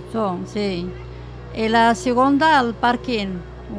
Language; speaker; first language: Spanish; non-native, learner; Arabic